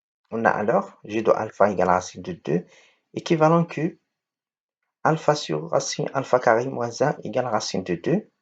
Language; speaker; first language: French; non-native, local second language; Arabic